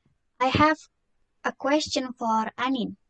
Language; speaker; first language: English; non-native, learner; Indonesian